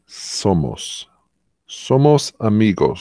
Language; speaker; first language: Spanish; non-native, learner; English